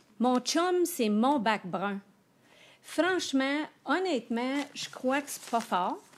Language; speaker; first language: French; native; French